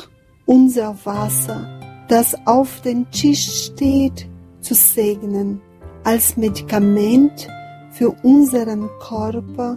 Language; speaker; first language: German; non-native, fluent; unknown